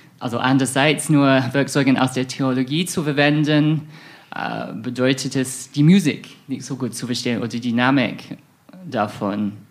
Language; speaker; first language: German; non-native, fluent; English